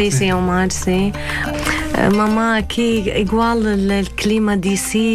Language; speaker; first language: Portuguese; non-native, learner; Arabic